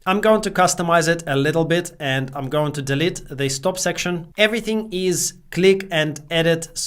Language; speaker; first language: English; native; English